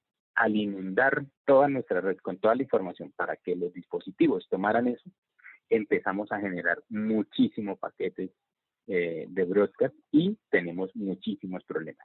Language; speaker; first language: Spanish; native; Spanish